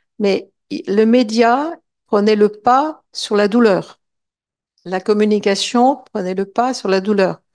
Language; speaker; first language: French; native; French